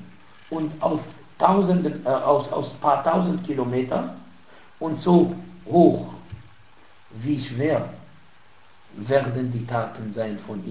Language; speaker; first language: German; non-native, fluent; Arabic